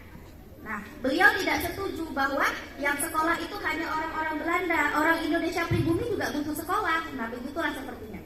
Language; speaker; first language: Indonesian; native; Indonesian